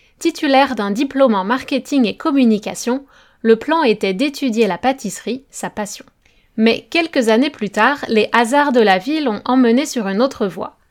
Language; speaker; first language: French; native; French